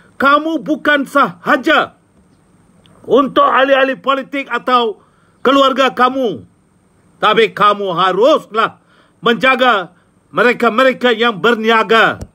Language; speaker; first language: Malay; non-native, local second language; Tamil